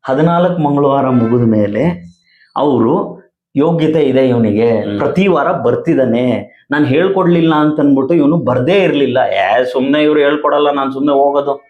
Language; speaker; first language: Kannada; native; Kannada